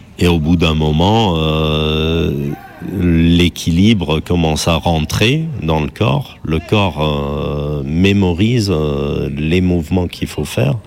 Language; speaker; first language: French; non-native, fluent; German